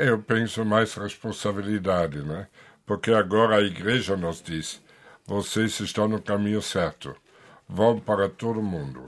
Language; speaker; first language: Portuguese; non-native, fluent; German